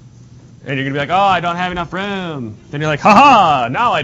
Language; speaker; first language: English; native; English